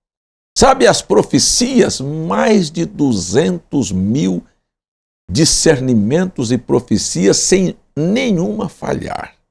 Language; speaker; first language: Portuguese; native; Portuguese